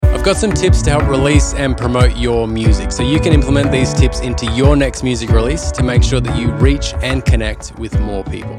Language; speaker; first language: English; native; English